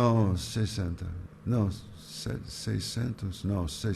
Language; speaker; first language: Portuguese; non-native, fluent; English